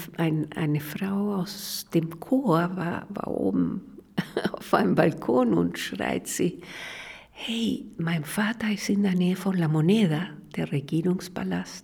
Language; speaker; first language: German; non-native, fluent; Spanish